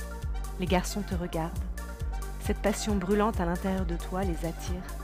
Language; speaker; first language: French; native; French